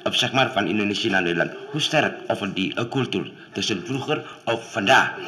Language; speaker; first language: Dutch; non-native, learner; Indonesian